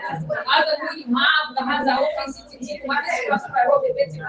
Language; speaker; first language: Arabic; non-native, learner; Rundi